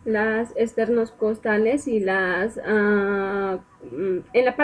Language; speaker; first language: Spanish; native; Spanish